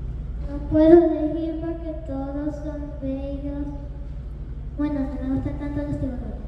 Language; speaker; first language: Spanish; early bilingual, other home language; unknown